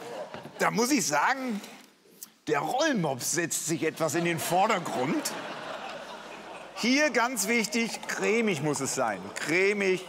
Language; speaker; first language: German; native; German